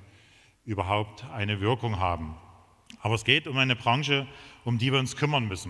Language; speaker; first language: German; native; German